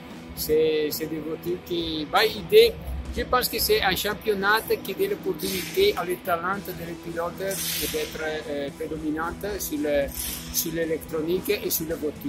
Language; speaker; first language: French; non-native, learner; Italian